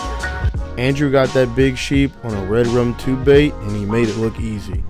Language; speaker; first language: English; native; English